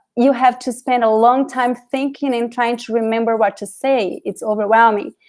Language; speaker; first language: English; non-native, fluent; Portuguese